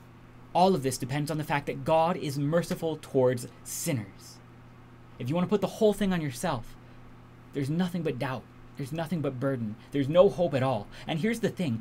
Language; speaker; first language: English; native; English